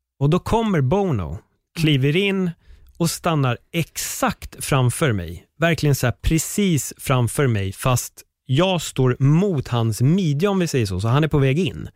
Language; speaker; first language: Swedish; native; Swedish